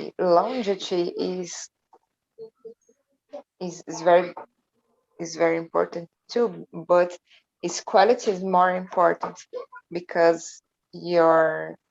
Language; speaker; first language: English; non-native, learner; Portuguese